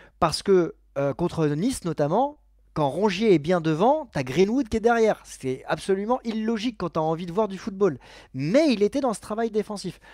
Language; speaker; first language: French; native; French